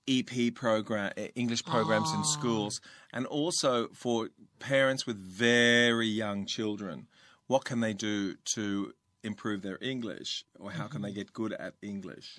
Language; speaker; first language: English; native; English